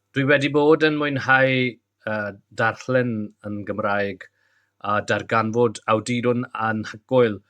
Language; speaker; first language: Welsh; non-native, learner; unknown